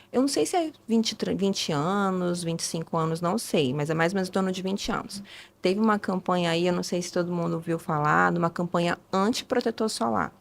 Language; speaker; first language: Portuguese; early bilingual, other home language; Spanish